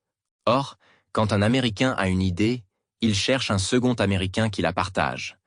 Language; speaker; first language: French; native; French